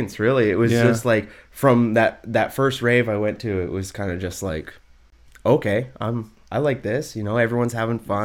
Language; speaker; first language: English; native; English